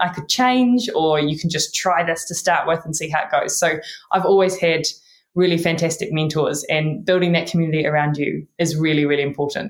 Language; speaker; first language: English; native; English